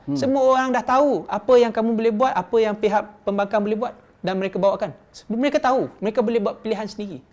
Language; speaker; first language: Malay; non-native, local second language; Chinese